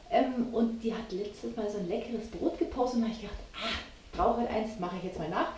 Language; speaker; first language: German; native; German